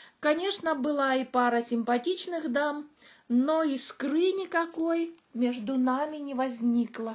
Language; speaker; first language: Russian; native; Russian